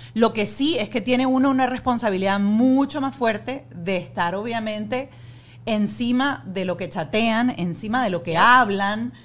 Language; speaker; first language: Spanish; native; Spanish